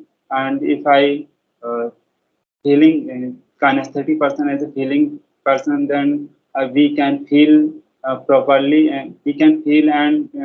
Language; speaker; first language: English; non-native, learner; Hindi